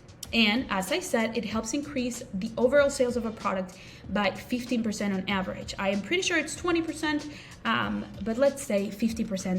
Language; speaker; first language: English; non-native, local second language; Spanish